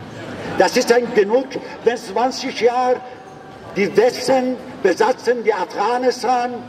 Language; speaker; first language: German; non-native, learner; Persian